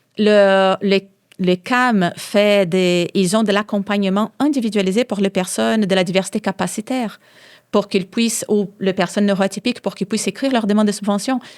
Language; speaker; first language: French; non-native, fluent; Portuguese